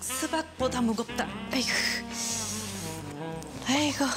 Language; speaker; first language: Korean; non-native, fluent; Japanese